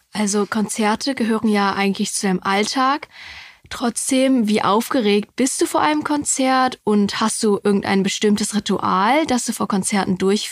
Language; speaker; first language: German; native; German